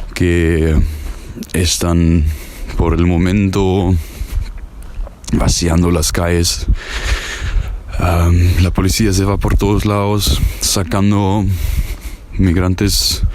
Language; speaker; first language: Spanish; non-native, fluent; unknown